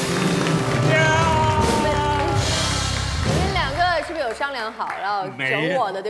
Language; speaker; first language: Chinese; native; Chinese